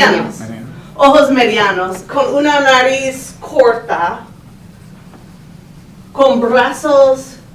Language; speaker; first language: Spanish; non-native, fluent; English